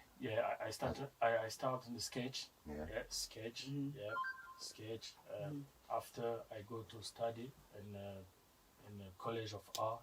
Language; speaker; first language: English; non-native, learner; French